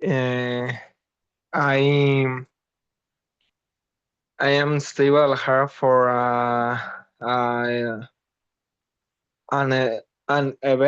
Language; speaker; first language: English; non-native, learner; Spanish